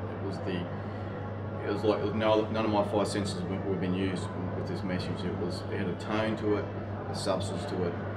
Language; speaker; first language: English; native; English